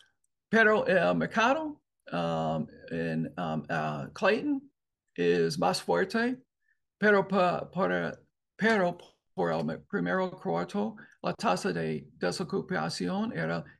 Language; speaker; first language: Spanish; non-native, learner; English